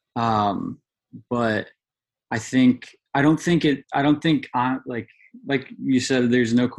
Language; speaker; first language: English; native; English